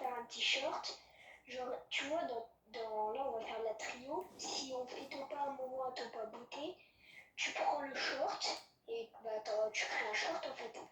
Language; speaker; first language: French; native; French